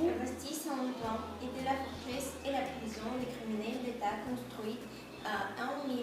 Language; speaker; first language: French; non-native, learner; Russian